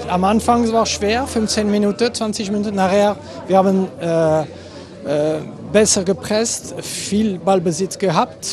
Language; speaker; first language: German; non-native, fluent; French